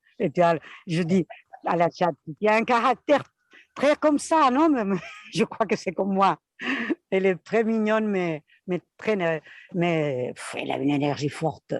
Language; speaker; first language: French; non-native, fluent; Spanish